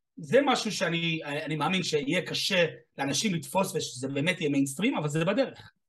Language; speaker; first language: Hebrew; non-native, fluent; English